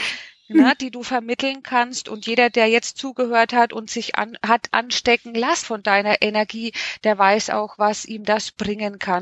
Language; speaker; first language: German; native; German